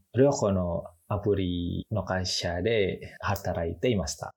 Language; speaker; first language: Japanese; non-native, learner; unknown